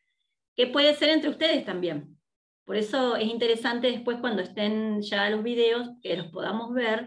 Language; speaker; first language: Spanish; native; Spanish